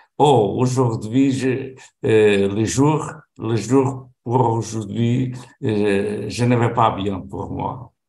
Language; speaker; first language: French; non-native, learner; Portuguese